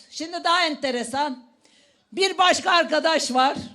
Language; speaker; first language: Turkish; native; Turkish